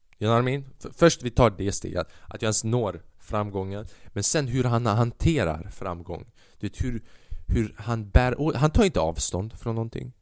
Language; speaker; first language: Swedish; early bilingual, other home language; Albanian